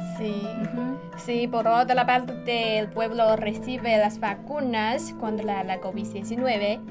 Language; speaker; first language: Spanish; non-native, fluent; Chinese